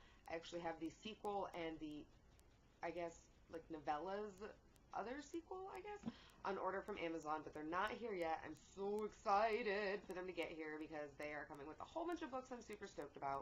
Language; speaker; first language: English; native; English